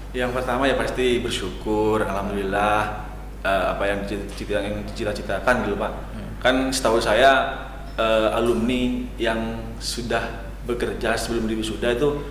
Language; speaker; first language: Indonesian; non-native, local second language; Madurese